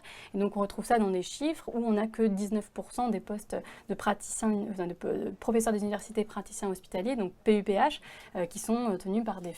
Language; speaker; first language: French; native; French